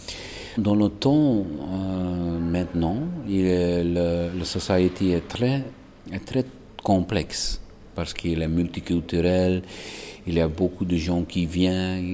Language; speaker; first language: French; non-native, local second language; Dutch